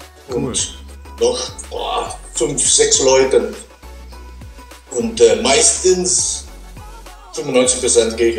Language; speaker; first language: German; non-native, learner; Dutch